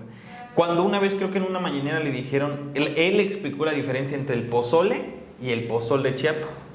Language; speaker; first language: Spanish; native; Spanish